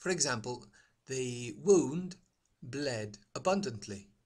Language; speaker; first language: English; non-native, fluent; Catalan